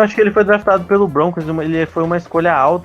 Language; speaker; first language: Portuguese; native; Portuguese